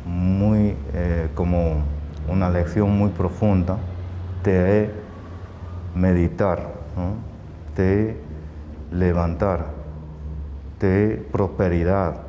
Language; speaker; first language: Spanish; non-native, fluent; Chinese